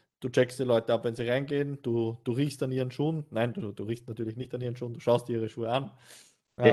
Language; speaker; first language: German; native; German